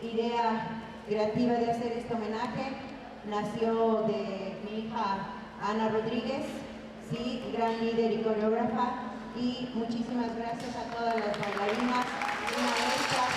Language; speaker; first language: Spanish; native; Spanish